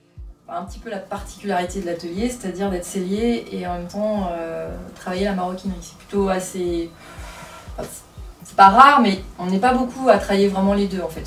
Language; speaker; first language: French; native; French